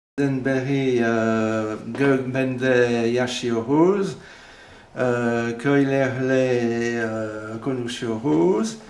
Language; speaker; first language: Turkish; non-native, learner; French